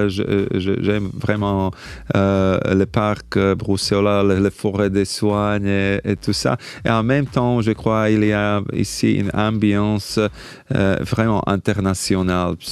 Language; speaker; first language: French; non-native, fluent; Slovak